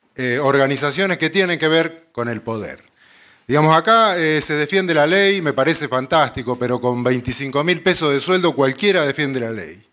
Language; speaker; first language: Spanish; native; Spanish